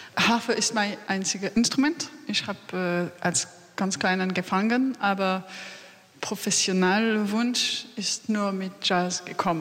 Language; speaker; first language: German; non-native, learner; French